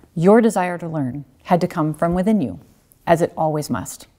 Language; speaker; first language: English; native; English